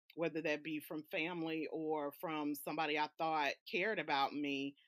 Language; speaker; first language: English; native; English